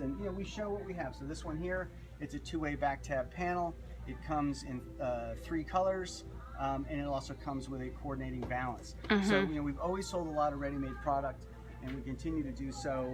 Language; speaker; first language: English; native; English